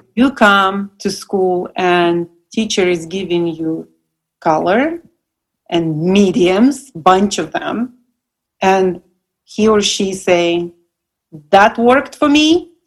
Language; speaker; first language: English; non-native, fluent; Russian